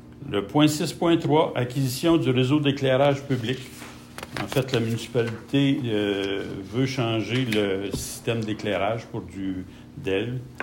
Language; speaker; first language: French; native; French